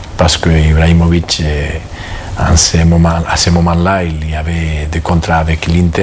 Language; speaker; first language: French; non-native, fluent; Catalan